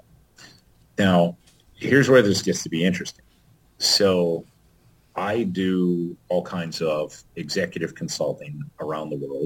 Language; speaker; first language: English; native; English